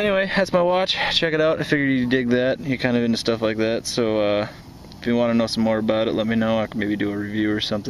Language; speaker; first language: English; native; English